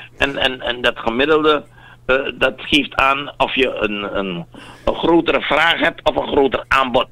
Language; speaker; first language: Dutch; native; Dutch